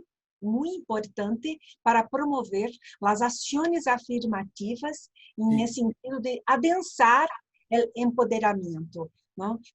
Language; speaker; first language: Spanish; non-native, learner; Portuguese